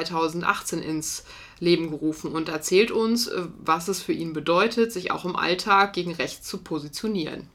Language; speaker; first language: German; native; German